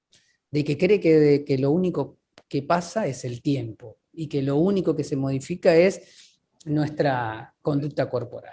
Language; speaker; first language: Spanish; native; Spanish